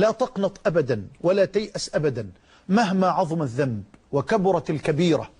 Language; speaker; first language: Arabic; native; Arabic